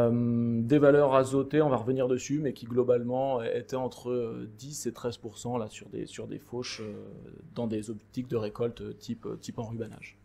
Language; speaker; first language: French; native; French